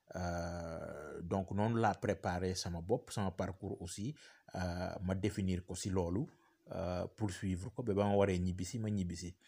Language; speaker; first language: French; non-native, local second language; Wolof